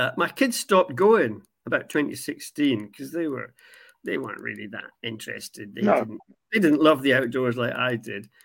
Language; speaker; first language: English; native; English